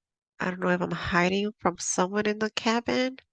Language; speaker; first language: English; native; English